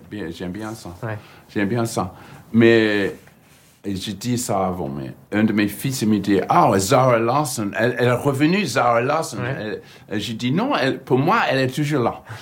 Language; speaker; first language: French; non-native, learner; English